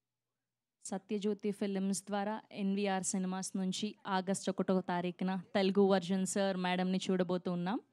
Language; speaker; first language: Telugu; native; Telugu